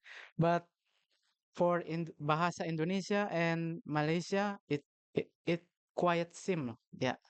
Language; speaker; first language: English; non-native, learner; Indonesian